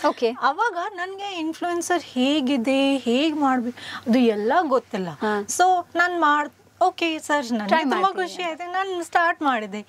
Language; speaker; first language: Kannada; non-native, learner; Punjabi